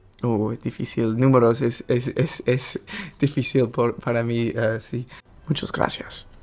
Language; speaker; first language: Spanish; non-native, learner; English